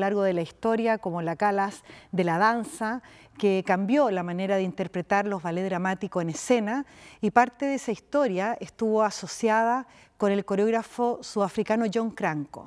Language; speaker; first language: Spanish; native; Spanish